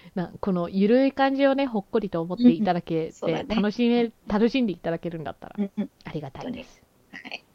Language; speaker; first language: Japanese; early bilingual, other home language; English